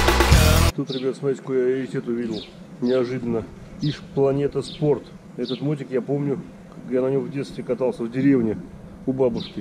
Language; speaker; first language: Russian; native; Russian